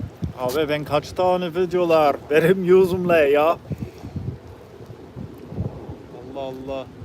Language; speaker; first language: Turkish; non-native, learner; English